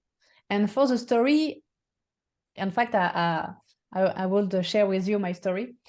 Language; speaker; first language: English; non-native, fluent; French